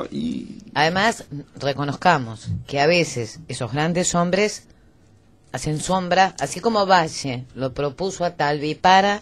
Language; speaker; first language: Spanish; native; Spanish